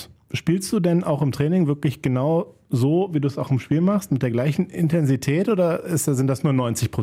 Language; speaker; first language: German; native; German